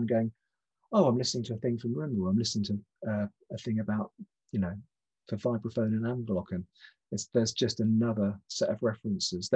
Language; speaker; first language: English; native; English